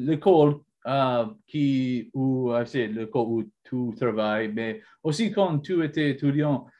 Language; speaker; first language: French; non-native, learner; English